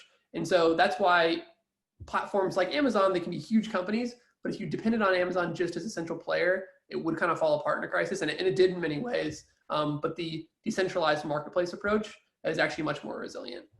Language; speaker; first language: English; native; English